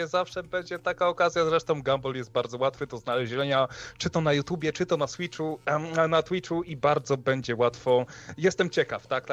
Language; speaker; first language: Polish; native; Polish